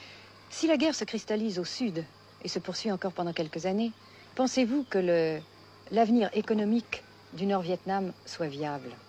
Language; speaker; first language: French; native; French